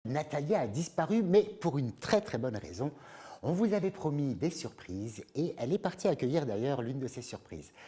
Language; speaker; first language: French; native; French